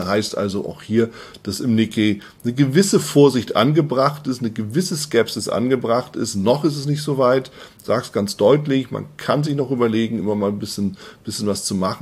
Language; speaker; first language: German; native; German